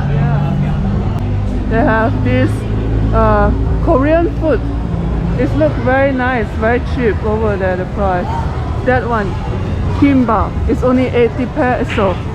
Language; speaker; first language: English; non-native, learner; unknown